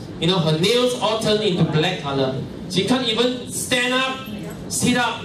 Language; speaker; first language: English; non-native, local second language; Chinese